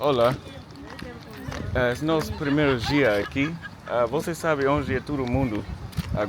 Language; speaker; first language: Portuguese; non-native, learner; English